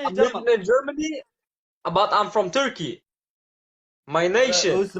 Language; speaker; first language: English; non-native, learner; Turkish